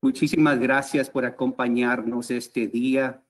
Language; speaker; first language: Spanish; early bilingual, heritage; Spanish